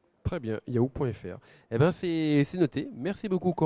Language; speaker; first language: French; native; French